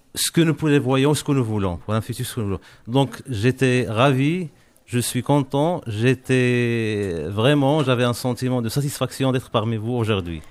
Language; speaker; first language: French; non-native, local second language; Arabic